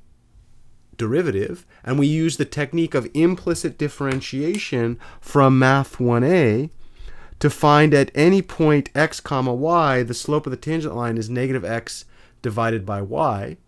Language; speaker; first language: English; native; English